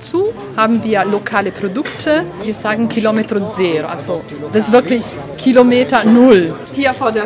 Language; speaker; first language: German; non-native, learner; Italian